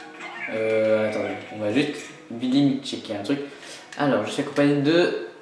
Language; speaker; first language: French; native; French